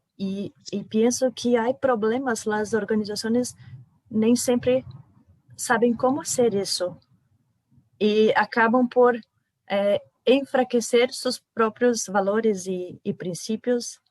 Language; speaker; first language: Spanish; non-native, fluent; Portuguese